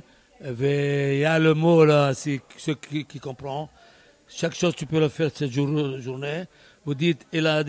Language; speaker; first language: French; non-native, learner; Arabic